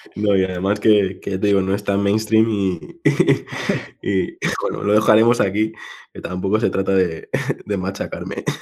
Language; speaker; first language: Spanish; non-native, local second language; Catalan